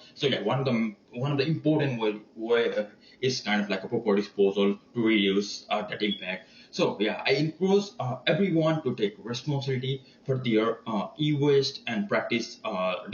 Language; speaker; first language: English; non-native, learner; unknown